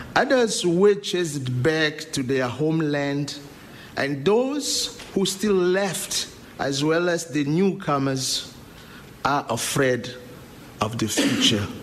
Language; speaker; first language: English; non-native, learner; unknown